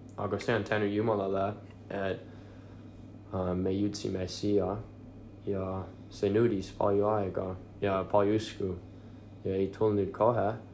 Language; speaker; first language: Estonian; non-native, fluent; English